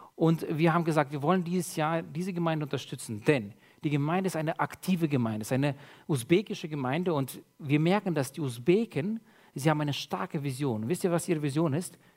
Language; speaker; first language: German; early bilingual, other home language; Russian